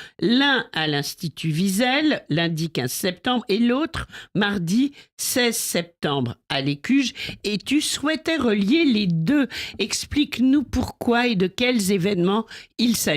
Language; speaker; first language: French; native; French